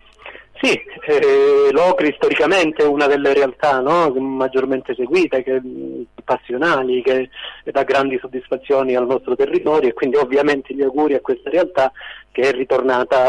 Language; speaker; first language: Italian; native; Italian